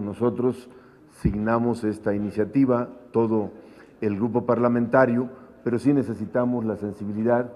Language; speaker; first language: Spanish; native; Spanish